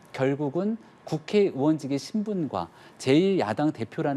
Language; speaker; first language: Korean; native; Korean